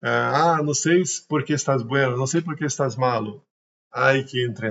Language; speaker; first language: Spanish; non-native, learner; Portuguese